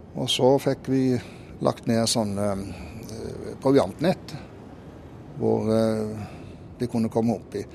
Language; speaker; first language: Norwegian; native; Norwegian